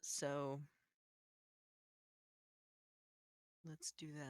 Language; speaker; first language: English; native; English